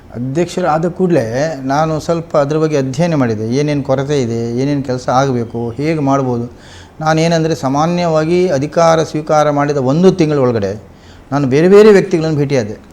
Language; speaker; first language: Kannada; non-native, local second language; Konkani